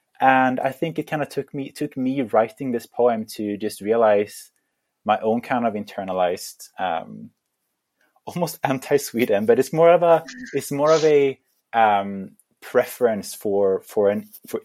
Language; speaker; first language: English; non-native, fluent; Swedish